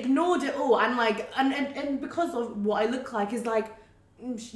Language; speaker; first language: English; native; English